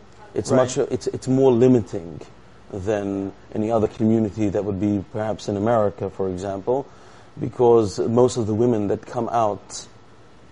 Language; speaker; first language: English; native; English